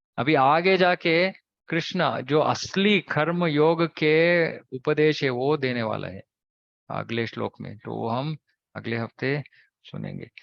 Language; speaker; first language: Hindi; non-native, local second language; Kannada